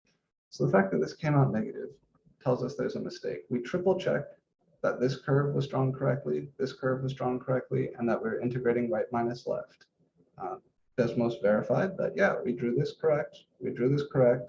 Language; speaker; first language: English; native; English